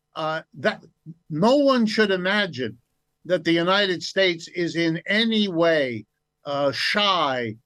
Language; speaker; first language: English; native; English